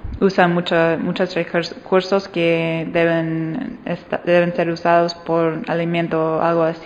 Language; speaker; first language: Spanish; non-native, fluent; English